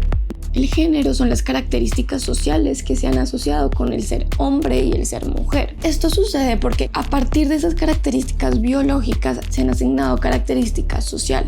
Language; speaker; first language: Spanish; native; Spanish